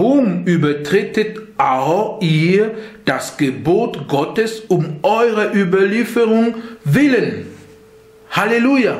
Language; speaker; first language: German; non-native, fluent; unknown